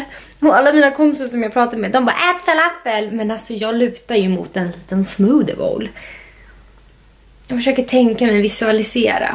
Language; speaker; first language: Swedish; native; Swedish